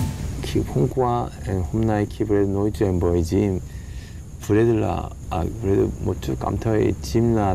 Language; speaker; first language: Vietnamese; non-native, learner; English